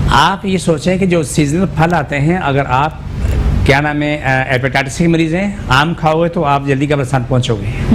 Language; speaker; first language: Urdu; non-native, local second language; Pashto